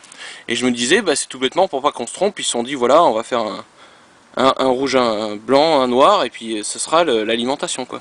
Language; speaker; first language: French; native; French